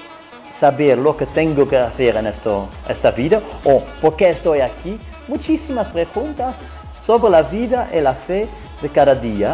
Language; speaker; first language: Spanish; non-native, fluent; Italian